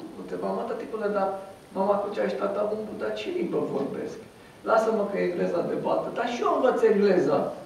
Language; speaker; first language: Romanian; non-native, local second language; Romany